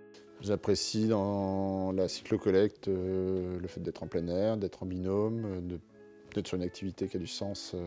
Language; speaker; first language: French; native; French